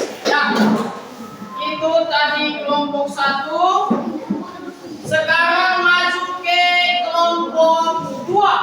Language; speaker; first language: Indonesian; native; Indonesian